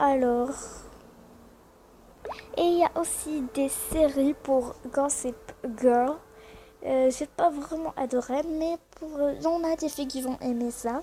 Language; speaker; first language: French; non-native, learner; Arabic